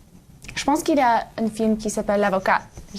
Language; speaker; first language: French; non-native, learner; English